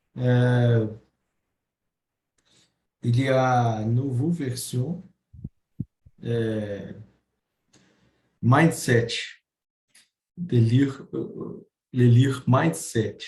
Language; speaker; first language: French; non-native, learner; Portuguese